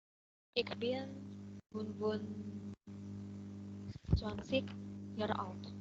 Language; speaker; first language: German; non-native, learner; Indonesian